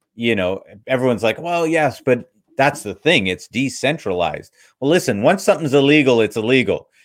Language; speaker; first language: English; early bilingual, other home language; Hindi